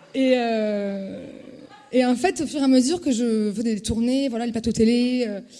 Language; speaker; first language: French; native; French